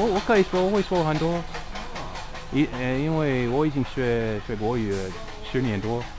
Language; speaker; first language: Chinese; non-native, fluent; English